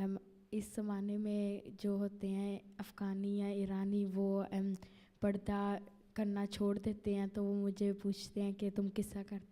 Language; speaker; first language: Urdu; early bilingual, heritage; Urdu